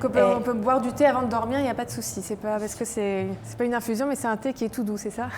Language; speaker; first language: French; native; French